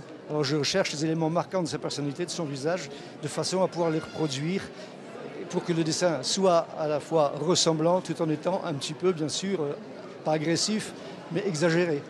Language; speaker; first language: French; native; French